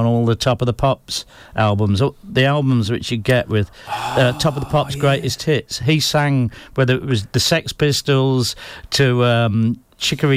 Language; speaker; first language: English; native; English